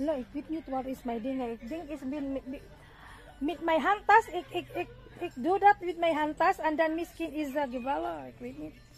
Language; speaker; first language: Dutch; non-native, learner; Cebuano